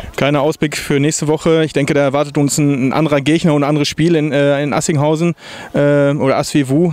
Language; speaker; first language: German; native; German